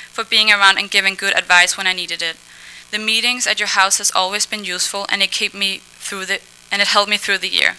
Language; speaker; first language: English; non-native, fluent; Danish